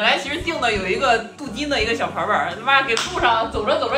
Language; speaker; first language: Chinese; native; Chinese